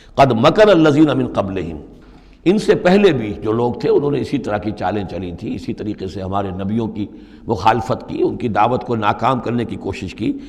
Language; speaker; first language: Urdu; native; Urdu